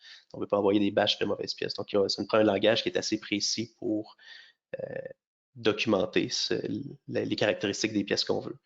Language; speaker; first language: French; native; French